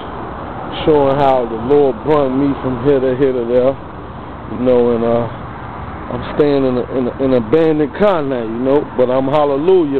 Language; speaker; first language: English; native; English